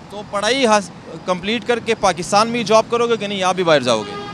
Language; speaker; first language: Urdu; native; Urdu